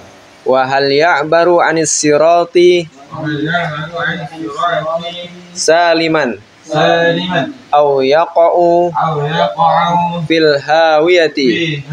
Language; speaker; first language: Arabic; non-native, fluent; Indonesian